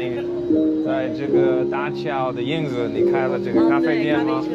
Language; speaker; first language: Chinese; non-native, learner; English